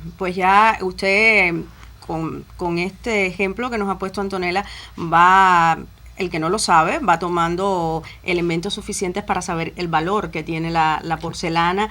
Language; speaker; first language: Spanish; native; Spanish